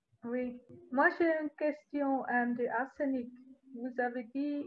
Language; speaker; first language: French; non-native, learner; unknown